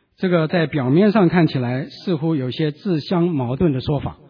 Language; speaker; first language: Chinese; native; Chinese